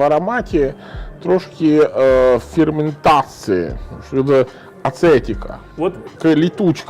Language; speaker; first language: Ukrainian; non-native, learner; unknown